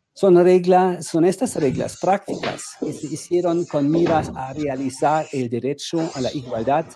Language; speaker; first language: Spanish; non-native, fluent; German